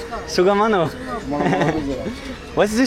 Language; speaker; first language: English; non-native, learner; French